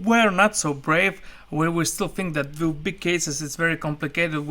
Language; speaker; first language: English; non-native, fluent; Lithuanian